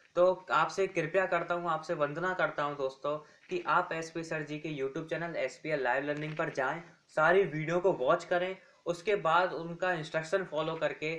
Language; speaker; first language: Hindi; native; Hindi